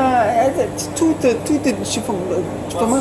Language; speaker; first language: Italian; non-native, learner; English